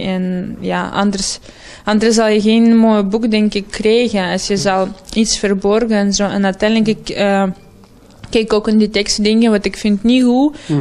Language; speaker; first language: Dutch; non-native, learner; Russian